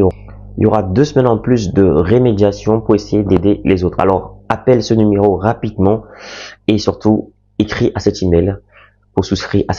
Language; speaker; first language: French; native; French